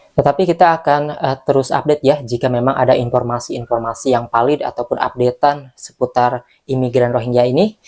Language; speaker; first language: Indonesian; native; Indonesian